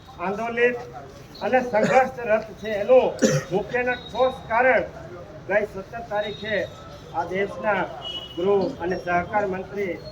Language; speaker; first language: Gujarati; native; Gujarati